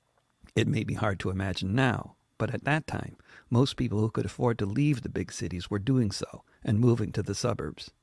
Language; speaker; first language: English; native; English